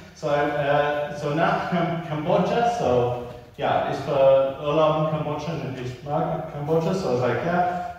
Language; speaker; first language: German; non-native, learner; English